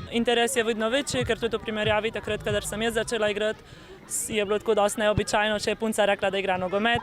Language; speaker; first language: Slovenian; native; Slovenian